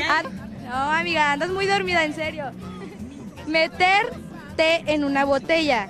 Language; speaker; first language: Spanish; native; Spanish